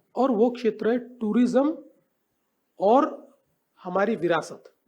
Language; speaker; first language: Hindi; non-native, local second language; Marathi